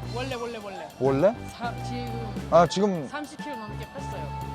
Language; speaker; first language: Korean; non-native, fluent; English